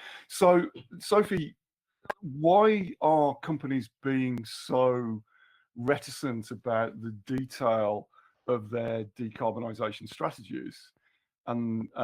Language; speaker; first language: English; native; English